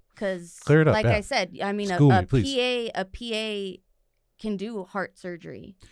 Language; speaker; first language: English; native; English